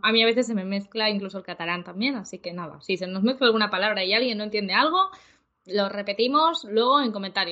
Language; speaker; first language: Spanish; native; Spanish